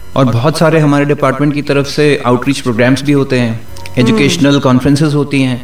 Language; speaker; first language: Hindi; native; Hindi